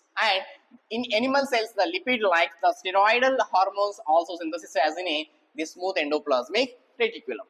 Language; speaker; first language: English; non-native, local second language; Telugu